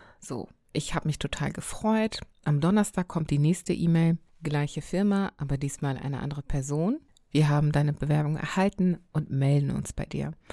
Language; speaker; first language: German; early bilingual, other home language; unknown